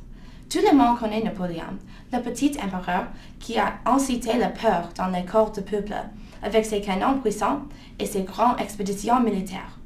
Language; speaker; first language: French; non-native, learner; English